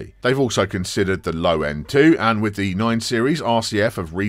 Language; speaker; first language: English; native; English